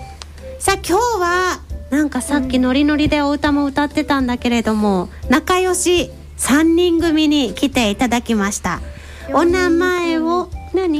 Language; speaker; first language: Japanese; native; Japanese